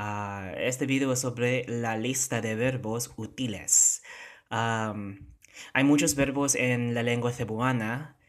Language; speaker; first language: Spanish; non-native, fluent; Cebuano